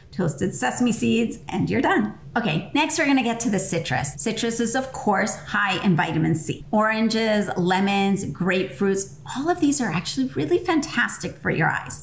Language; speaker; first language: English; native; English